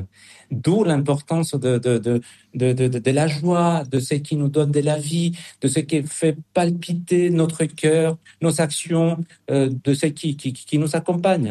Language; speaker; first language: French; non-native, fluent; Spanish